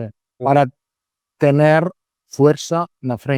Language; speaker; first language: Portuguese; non-native, learner; Italian